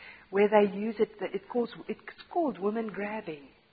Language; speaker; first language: English; non-native, local second language; Afrikaans